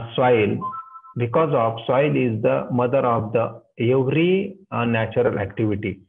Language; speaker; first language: English; non-native, local second language; Marathi